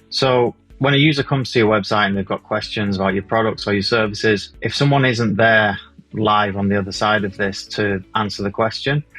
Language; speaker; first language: English; native; English